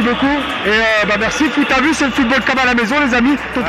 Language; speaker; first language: French; native; French